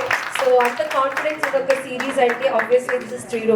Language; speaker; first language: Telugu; non-native, fluent; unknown